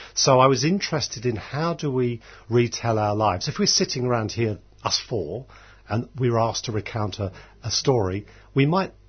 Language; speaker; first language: English; native; English